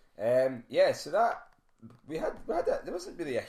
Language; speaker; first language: English; native; English